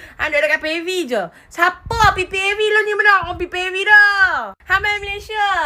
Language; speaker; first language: Malay; native; Malay